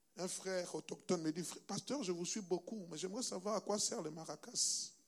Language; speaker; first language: French; non-native, local second language; Luba-Lulua